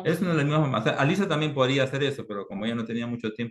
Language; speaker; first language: Spanish; native; Spanish